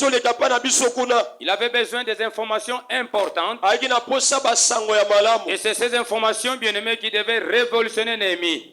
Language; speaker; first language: French; non-native, local second language; Lingala